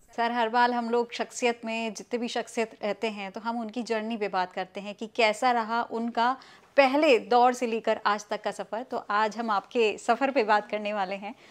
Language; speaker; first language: Hindi; native; Hindi